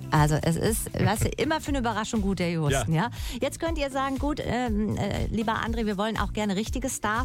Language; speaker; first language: German; native; German